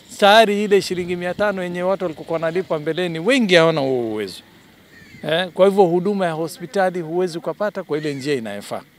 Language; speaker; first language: Swahili; native; Swahili